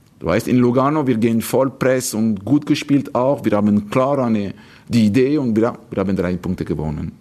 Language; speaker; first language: German; non-native, local second language; French